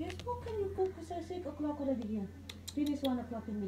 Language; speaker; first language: English; non-native, learner; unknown